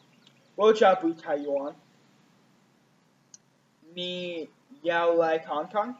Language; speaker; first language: Chinese; non-native, learner; English